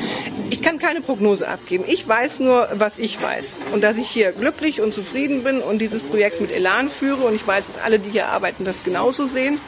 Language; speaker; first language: German; native; German